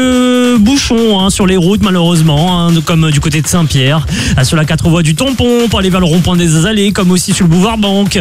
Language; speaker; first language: French; native; French